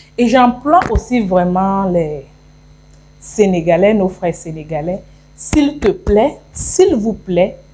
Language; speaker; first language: French; non-native, local second language; English